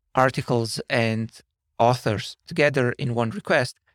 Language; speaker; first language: English; non-native, fluent; Slovenian